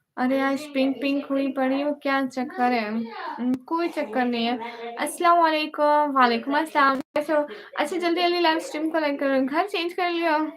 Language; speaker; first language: Urdu; non-native, local second language; Punjabi